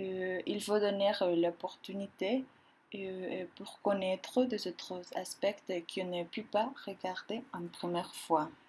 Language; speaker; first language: French; non-native, learner; Spanish